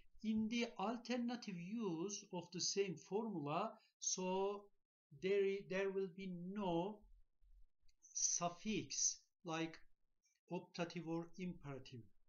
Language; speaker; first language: English; non-native, fluent; Turkish